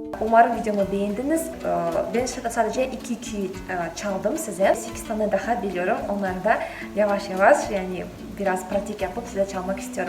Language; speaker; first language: Turkish; non-native, fluent; Kazakh